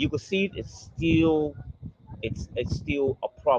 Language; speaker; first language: English; native; English